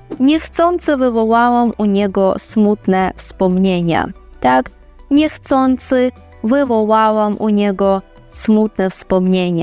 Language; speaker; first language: Polish; non-native, fluent; Ukrainian